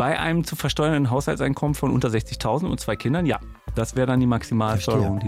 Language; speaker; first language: German; native; German